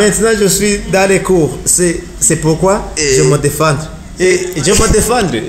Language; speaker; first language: French; non-native, learner; Rundi